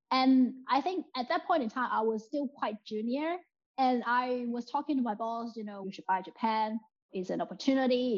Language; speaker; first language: English; non-native, local second language; Cantonese